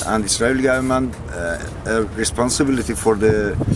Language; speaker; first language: English; non-native, learner; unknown